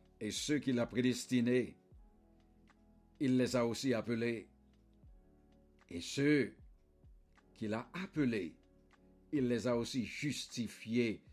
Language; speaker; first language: French; non-native, local second language; Haitian Creole